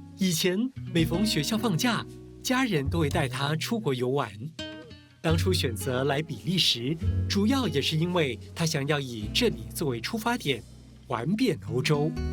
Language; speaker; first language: Chinese; native; Chinese